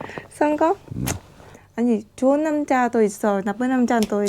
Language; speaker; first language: Korean; non-native, learner; Vietnamese